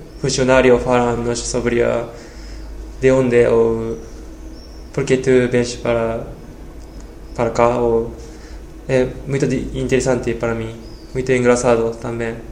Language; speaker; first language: Portuguese; non-native, learner; Japanese